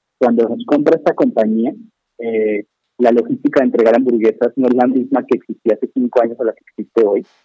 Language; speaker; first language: Spanish; native; Spanish